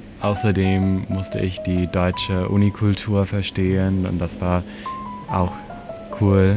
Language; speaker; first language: German; non-native, fluent; English